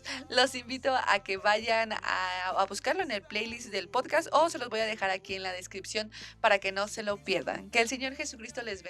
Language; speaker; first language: Spanish; native; Spanish